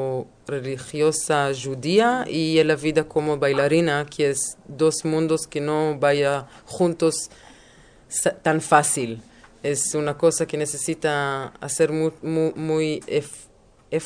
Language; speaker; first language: Spanish; non-native, learner; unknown